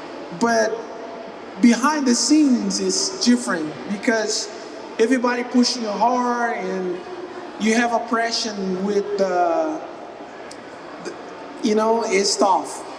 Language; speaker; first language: English; non-native, learner; Portuguese